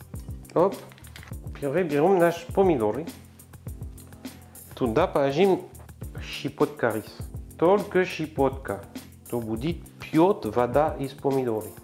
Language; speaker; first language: Russian; non-native, learner; French